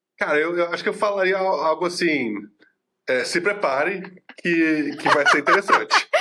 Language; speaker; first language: Portuguese; native; Portuguese